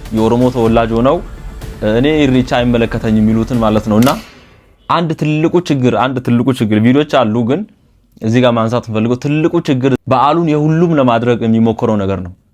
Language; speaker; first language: Amharic; native; Amharic